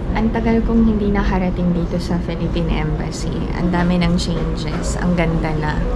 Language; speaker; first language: Filipino; native; Filipino